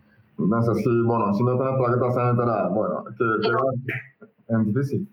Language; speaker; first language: Spanish; non-native, learner; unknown